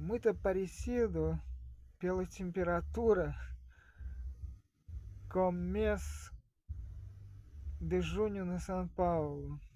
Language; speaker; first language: Portuguese; non-native, fluent; Russian